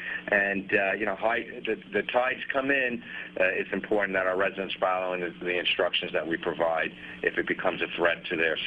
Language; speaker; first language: English; native; English